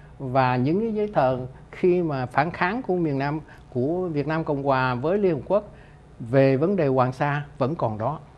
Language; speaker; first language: Vietnamese; native; Vietnamese